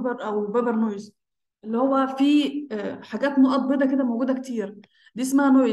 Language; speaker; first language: Arabic; native; Arabic